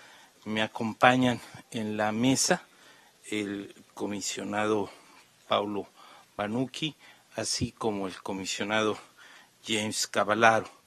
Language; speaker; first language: Spanish; native; Spanish